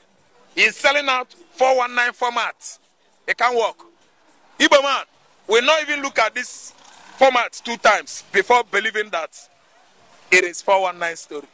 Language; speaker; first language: English; non-native, local second language; Igbo